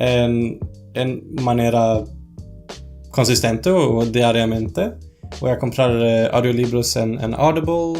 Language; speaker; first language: Spanish; non-native, fluent; Swedish